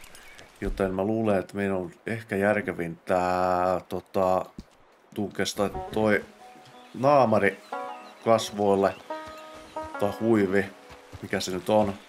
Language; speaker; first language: Finnish; native; Finnish